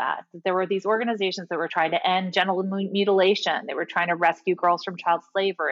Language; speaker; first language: English; native; English